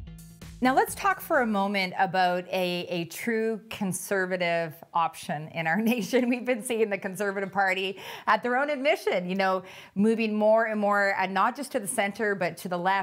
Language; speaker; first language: English; native; English